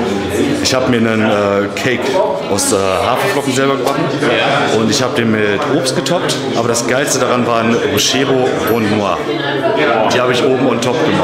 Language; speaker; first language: German; native; German